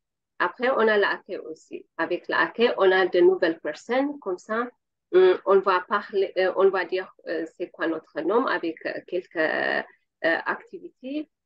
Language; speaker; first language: French; non-native, learner; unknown